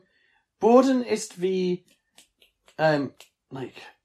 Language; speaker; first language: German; non-native, learner; English